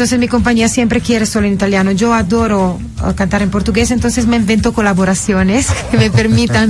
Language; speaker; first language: Spanish; non-native, fluent; Italian